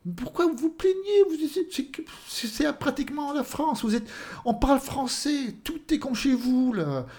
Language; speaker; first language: French; non-native, fluent; Swedish